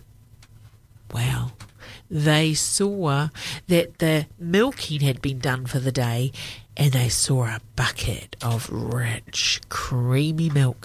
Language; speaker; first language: English; native; English